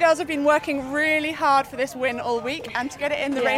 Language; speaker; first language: English; native; English